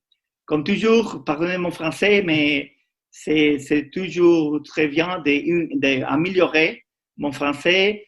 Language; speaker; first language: French; non-native, learner; Spanish